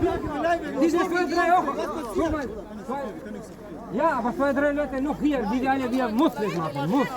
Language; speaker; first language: German; non-native, learner; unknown